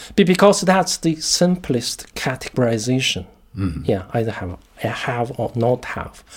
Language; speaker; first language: English; non-native, fluent; Chinese